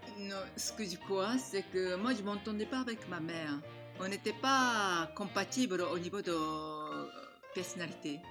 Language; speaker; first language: French; non-native, fluent; Japanese